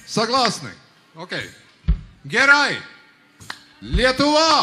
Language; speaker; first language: Russian; non-native, fluent; Latvian